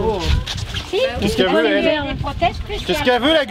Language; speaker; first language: French; native; French